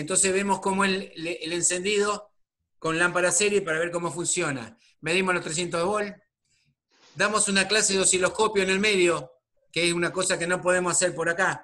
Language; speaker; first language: Spanish; native; Spanish